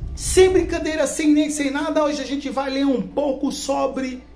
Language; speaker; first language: Portuguese; non-native, local second language; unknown